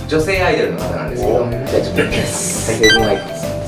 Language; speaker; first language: Japanese; native; Japanese